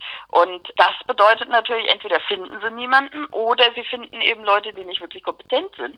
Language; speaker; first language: German; native; German